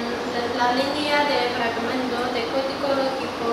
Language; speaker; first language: Spanish; non-native, learner; Chinese